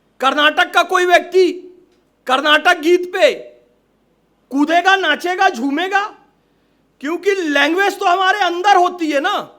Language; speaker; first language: Hindi; native; Hindi